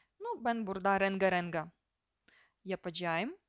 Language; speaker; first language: Turkish; non-native, fluent; Russian